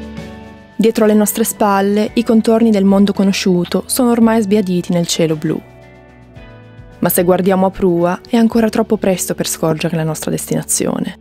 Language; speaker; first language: Italian; native; Italian